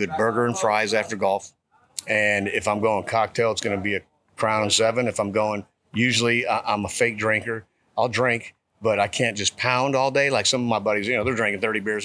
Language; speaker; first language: English; native; English